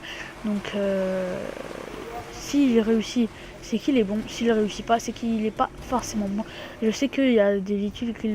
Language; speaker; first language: French; native; French